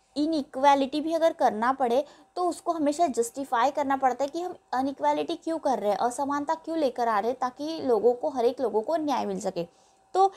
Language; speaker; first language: Hindi; non-native, local second language; Marathi